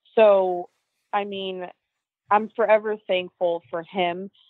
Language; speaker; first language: English; native; English